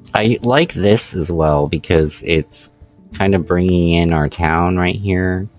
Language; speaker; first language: English; native; English